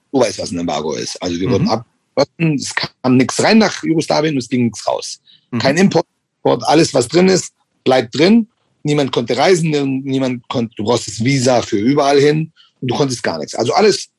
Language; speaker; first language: German; native; German